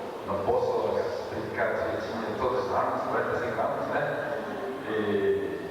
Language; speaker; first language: Portuguese; non-native, learner; Japanese